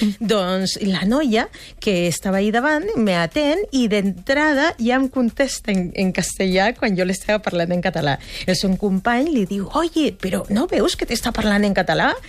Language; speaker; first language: Catalan; non-native, fluent; Spanish